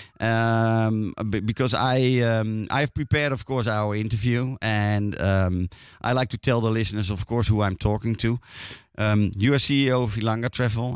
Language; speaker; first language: English; non-native, fluent; Dutch